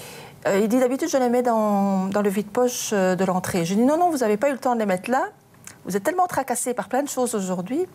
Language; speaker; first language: French; native; French